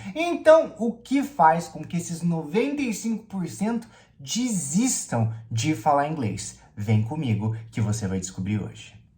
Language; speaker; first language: Portuguese; native; Portuguese